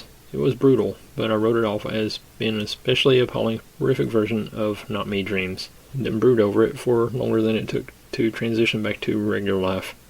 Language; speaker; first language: English; native; English